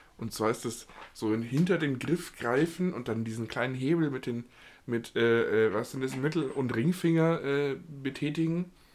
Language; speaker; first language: German; native; German